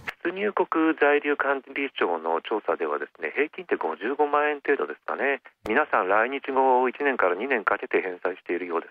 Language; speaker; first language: Japanese; native; Japanese